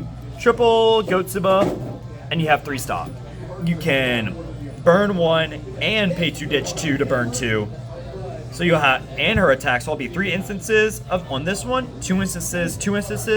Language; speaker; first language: English; native; English